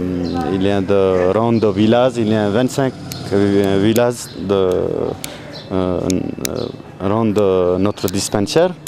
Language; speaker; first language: French; non-native, learner; Nepali